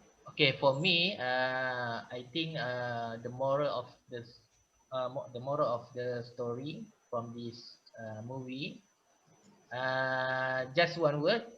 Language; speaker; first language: English; non-native, learner; Malay